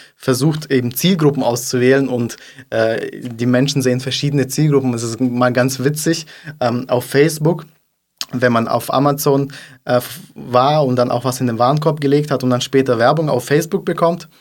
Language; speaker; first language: German; non-native, fluent; Russian